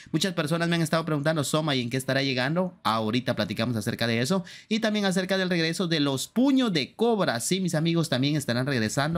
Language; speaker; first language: Spanish; native; Spanish